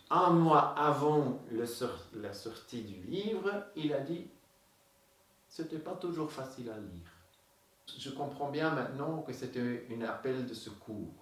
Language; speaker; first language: French; non-native, local second language; Dutch